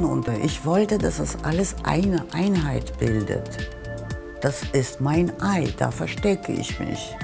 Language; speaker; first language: German; non-native, fluent; Russian